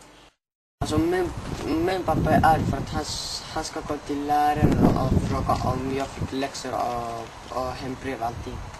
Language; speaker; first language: Swedish; early bilingual, other home language; Somali